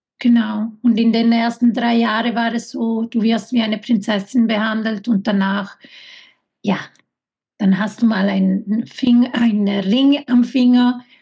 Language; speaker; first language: German; early bilingual, other home language; Italian